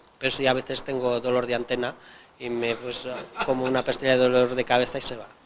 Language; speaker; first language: Spanish; non-native, local second language; Catalan